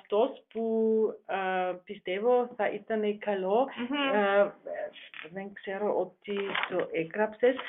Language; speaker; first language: Greek; non-native, learner; German